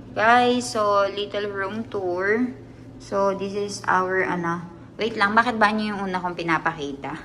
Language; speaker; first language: Filipino; native; Filipino